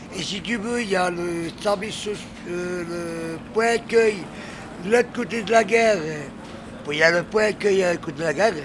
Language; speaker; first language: French; native; French